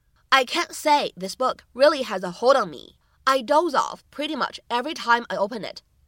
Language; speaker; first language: English; non-native, fluent; Chinese